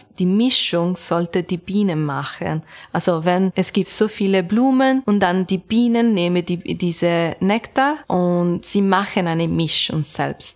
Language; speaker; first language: German; non-native, learner; Italian